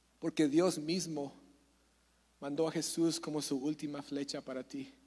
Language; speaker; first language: Spanish; early bilingual, heritage; Spanish